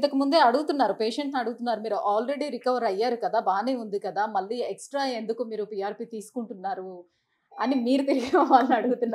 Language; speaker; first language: Telugu; native; Telugu